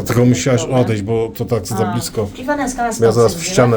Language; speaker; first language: Polish; native; Polish